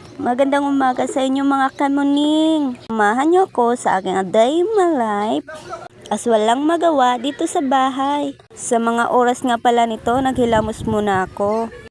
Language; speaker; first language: Filipino; non-native, local second language; Cebuano